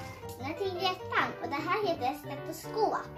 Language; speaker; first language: Swedish; early bilingual, other home language; Hungarian